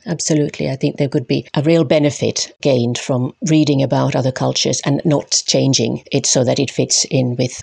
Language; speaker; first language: English; non-native, fluent; Finnish